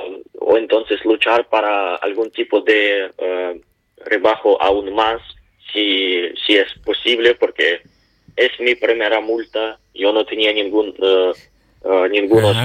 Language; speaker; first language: Spanish; non-native, learner; Ukrainian